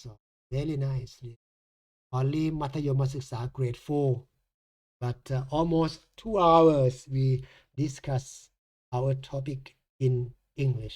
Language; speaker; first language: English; non-native, fluent; Thai